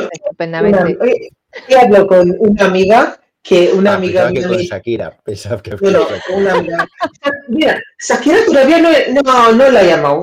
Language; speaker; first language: Spanish; non-native, learner; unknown